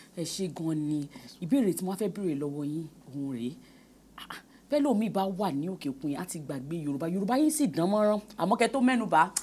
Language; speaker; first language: Yoruba; native; Yoruba